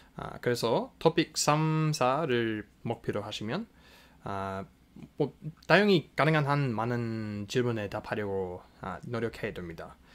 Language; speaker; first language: Korean; non-native, fluent; English